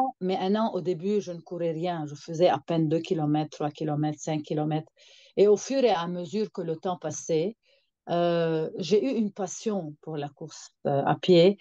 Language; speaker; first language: French; non-native, local second language; Arabic